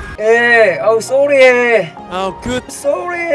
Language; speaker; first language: Korean; native; Korean